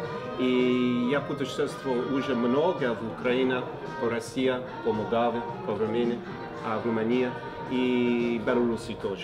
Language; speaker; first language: Russian; non-native, learner; English